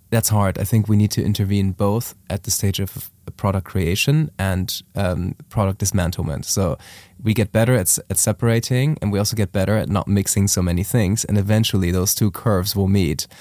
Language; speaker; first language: English; non-native, fluent; German